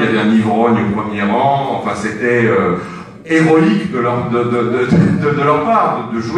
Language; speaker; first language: French; native; French